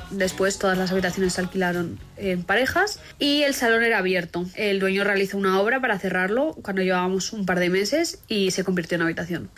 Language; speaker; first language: Spanish; early bilingual, other home language; Arabic